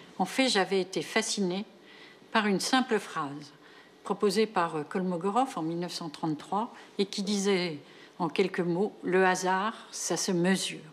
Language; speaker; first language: French; native; French